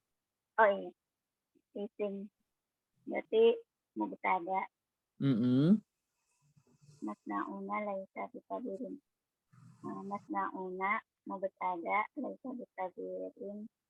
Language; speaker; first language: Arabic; non-native, learner; Indonesian